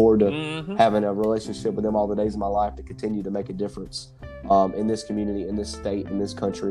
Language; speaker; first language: English; native; English